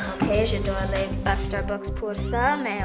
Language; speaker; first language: French; non-native, learner; English